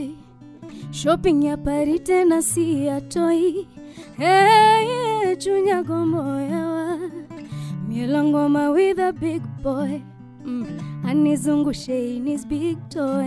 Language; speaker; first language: English; non-native, local second language; Luo (Kenya and Tanzania)